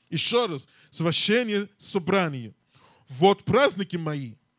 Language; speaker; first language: Russian; non-native, learner; English